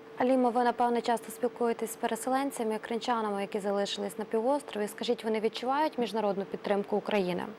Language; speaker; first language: Ukrainian; native; Ukrainian